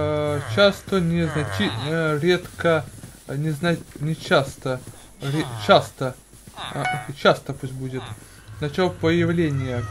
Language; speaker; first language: Russian; native; Russian